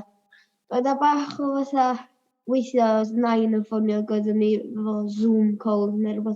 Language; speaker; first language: Welsh; native; Welsh